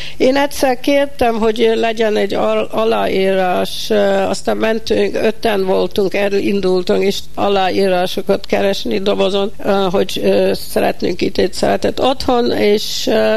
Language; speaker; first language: Hungarian; early bilingual, heritage; Hungarian